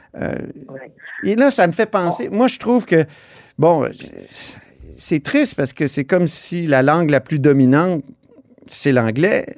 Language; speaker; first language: French; native; French